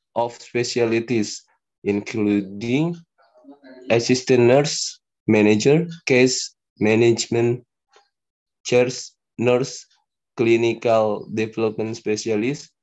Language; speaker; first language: English; non-native, learner; Indonesian